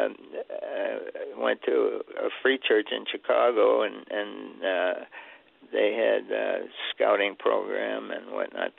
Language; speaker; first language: English; early bilingual, other home language; Swedish